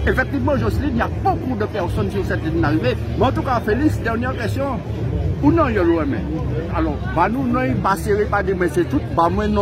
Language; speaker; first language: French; native; French